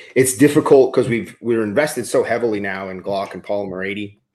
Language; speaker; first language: English; native; English